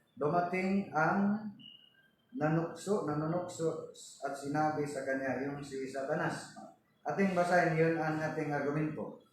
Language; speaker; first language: Filipino; non-native, local second language; Cebuano